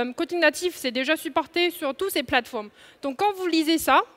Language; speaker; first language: French; non-native, fluent; Chinese